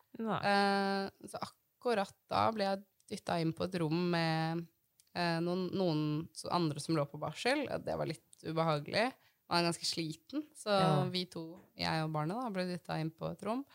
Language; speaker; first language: Norwegian; native; Norwegian